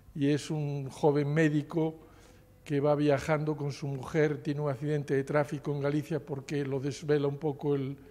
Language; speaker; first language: Spanish; native; Spanish